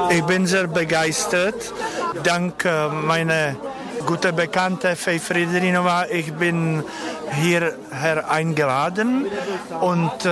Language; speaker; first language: German; non-native, fluent; Czech